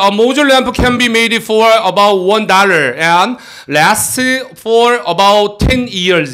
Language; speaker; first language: English; non-native, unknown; Korean